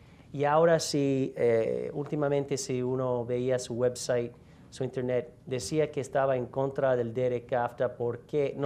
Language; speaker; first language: Spanish; non-native, fluent; English